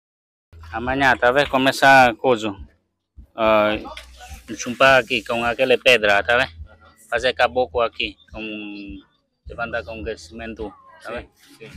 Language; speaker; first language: Portuguese; non-native, learner; Vietnamese